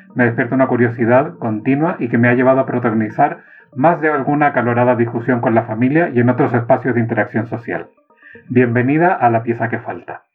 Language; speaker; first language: Spanish; native; Spanish